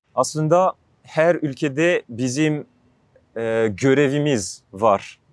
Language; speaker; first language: Turkish; non-native, learner; French